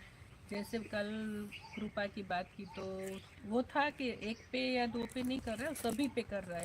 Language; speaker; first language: Hindi; native; Hindi